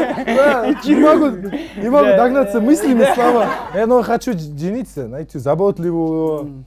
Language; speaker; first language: Russian; non-native, learner; Kazakh